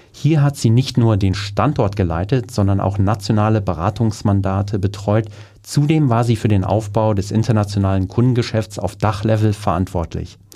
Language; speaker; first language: German; native; German